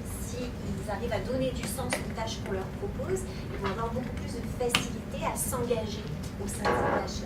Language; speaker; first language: French; native; French